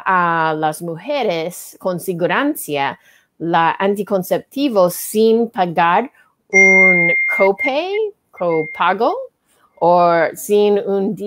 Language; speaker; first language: Spanish; non-native, learner; English